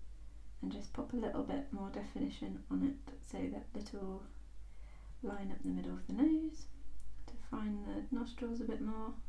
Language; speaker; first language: English; native; English